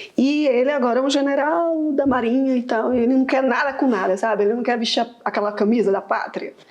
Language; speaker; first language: Portuguese; native; Portuguese